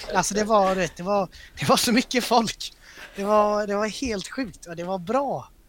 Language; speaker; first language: Swedish; native; Swedish